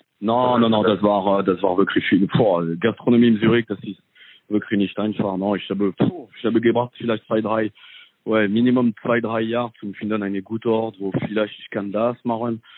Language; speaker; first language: German; non-native, learner; French